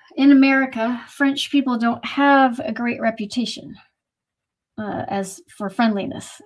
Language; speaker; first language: English; native; English